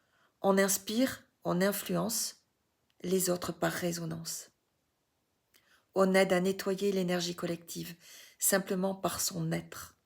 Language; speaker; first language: French; native; French